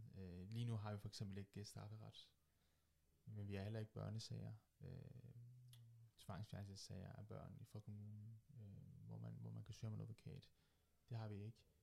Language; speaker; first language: Danish; early bilingual, other home language; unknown